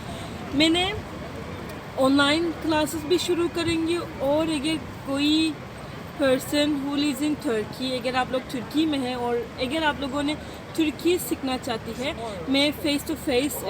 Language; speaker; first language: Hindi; non-native, fluent; Turkish